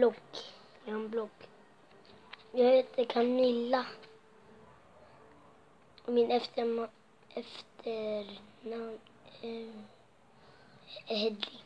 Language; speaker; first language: Swedish; non-native, local second language; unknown